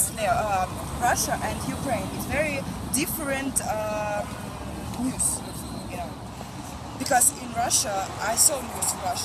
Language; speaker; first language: English; non-native, learner; Russian